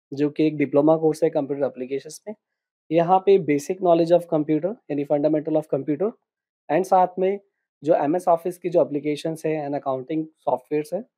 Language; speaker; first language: Hindi; native; Hindi